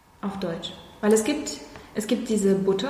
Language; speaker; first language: German; non-native, fluent; Russian